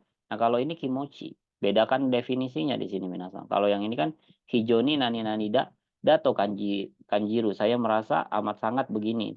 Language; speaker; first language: Indonesian; native; Indonesian